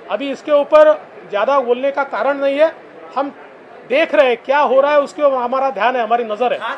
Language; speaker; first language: Hindi; non-native, local second language; Marathi